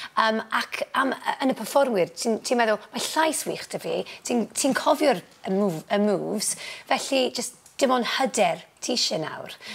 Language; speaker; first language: Welsh; non-native, local second language; English